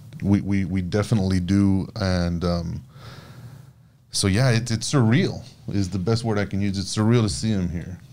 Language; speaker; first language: English; early bilingual, other home language; Spanish